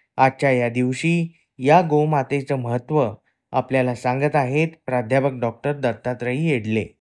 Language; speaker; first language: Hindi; non-native, local second language; Marathi